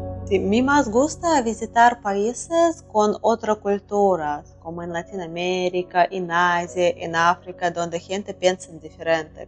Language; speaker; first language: Spanish; non-native, learner; Russian